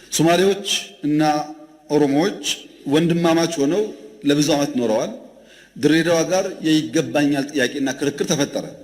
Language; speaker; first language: Amharic; non-native, local second language; Oromo